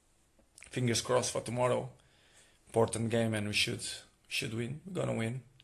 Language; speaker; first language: English; non-native, learner; Portuguese